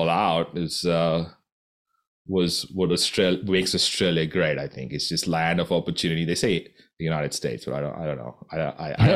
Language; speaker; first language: English; non-native, local second language; Konkani